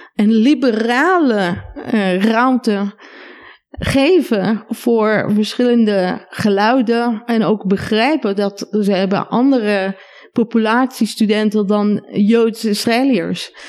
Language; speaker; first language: Dutch; non-native, fluent; Hebrew